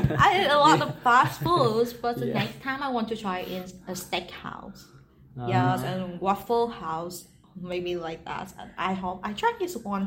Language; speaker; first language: English; non-native, learner; Vietnamese